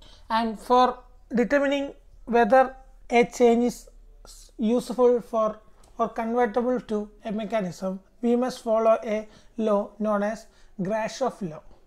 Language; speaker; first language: English; non-native, local second language; Malayalam